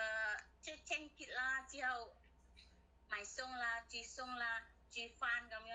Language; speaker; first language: Cantonese; non-native, fluent; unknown